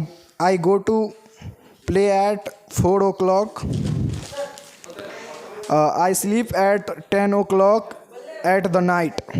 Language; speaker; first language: English; non-native, learner; Hindi